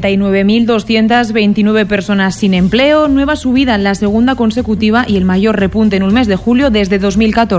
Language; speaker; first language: Spanish; native; Spanish